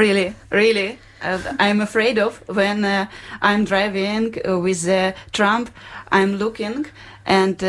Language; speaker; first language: English; non-native, learner; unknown